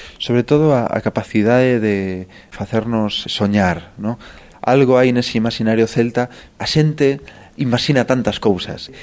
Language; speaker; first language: Galician; native; Galician